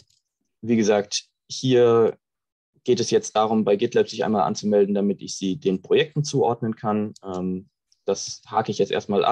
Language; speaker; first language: German; native; German